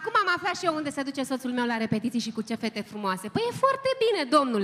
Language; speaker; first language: Romanian; native; Romanian